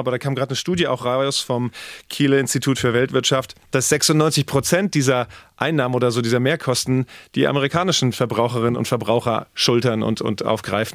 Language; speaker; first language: German; native; German